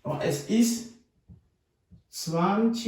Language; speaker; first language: German; non-native, fluent; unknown